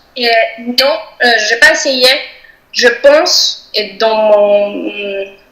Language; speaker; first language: French; non-native, fluent; Spanish